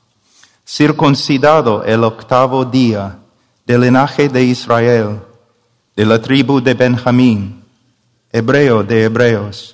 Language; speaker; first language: Spanish; non-native, fluent; English